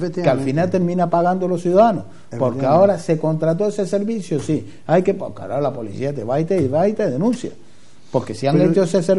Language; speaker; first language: Spanish; native; Spanish